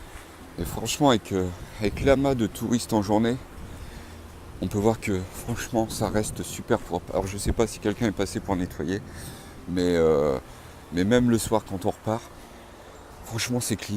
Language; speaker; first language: French; native; French